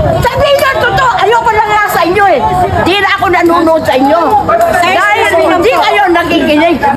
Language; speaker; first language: Filipino; non-native, local second language; Iloko